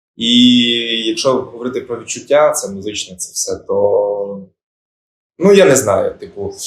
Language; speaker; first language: Ukrainian; native; Ukrainian